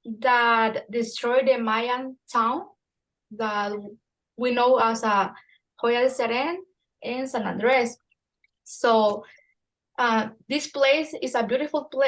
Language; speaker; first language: English; non-native, fluent; Spanish